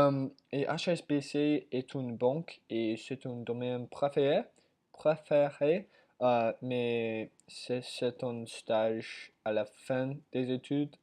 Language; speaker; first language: French; non-native, learner; English